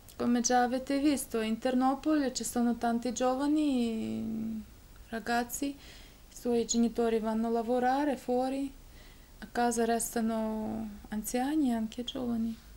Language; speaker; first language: Italian; non-native, learner; Ukrainian